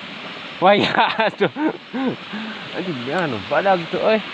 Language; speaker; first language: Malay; non-native, local second language; Sundanese